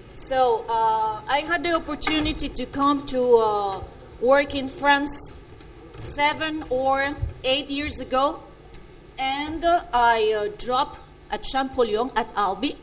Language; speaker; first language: English; non-native, fluent; Spanish